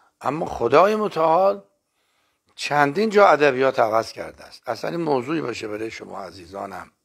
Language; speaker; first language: Persian; non-native, local second language; Azerbaijani